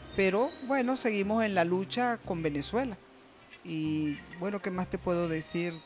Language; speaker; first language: Spanish; native; Spanish